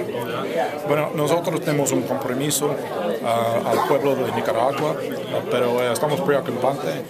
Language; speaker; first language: Spanish; non-native, fluent; English